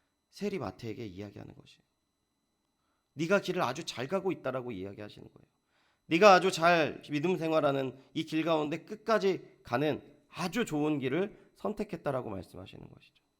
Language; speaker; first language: Korean; native; Korean